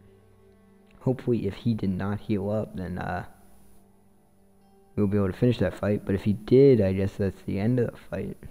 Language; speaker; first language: English; native; English